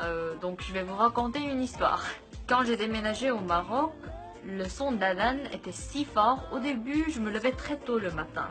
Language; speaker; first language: French; non-native, fluent; Korean